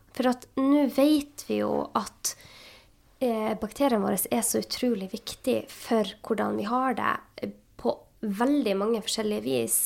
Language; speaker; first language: Norwegian; native; Norwegian